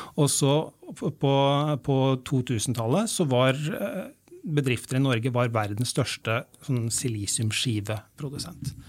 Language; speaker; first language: Norwegian; native; Norwegian